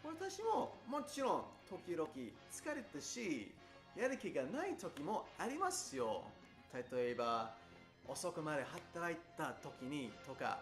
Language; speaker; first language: Japanese; non-native, fluent; English